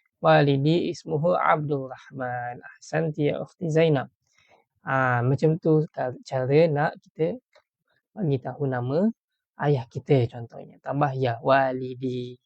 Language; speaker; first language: Malay; native; Malay